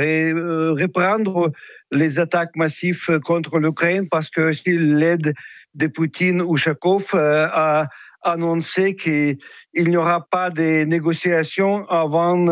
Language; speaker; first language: French; non-native, fluent; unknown